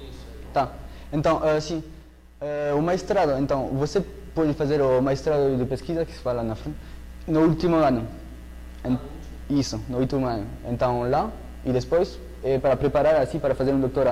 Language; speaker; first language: Portuguese; non-native, learner; French